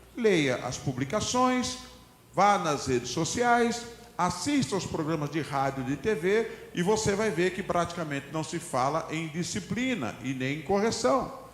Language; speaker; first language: Portuguese; native; Portuguese